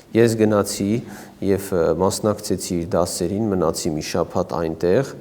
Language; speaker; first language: Armenian; native; Armenian